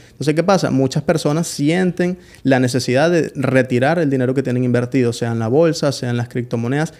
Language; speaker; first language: Spanish; native; Spanish